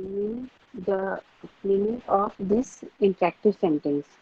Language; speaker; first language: English; non-native, learner; Hindi